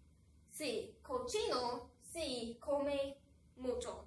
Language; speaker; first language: Spanish; non-native, fluent; English